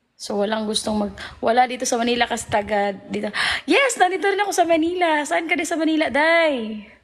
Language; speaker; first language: Filipino; non-native, local second language; Cebuano